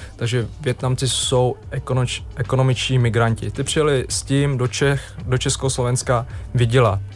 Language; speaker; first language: Czech; early bilingual, other home language; Vietnamese